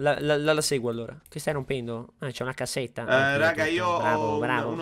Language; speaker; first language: Italian; native; Italian